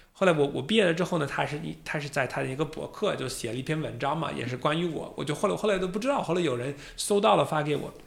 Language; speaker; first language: Chinese; non-native, fluent; English